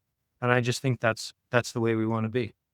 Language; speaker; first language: English; native; English